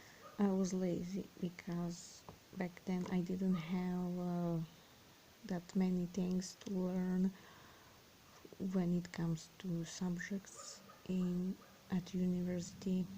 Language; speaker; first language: English; non-native, fluent; Serbian